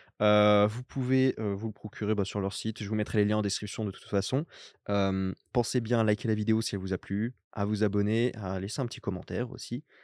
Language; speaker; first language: French; native; French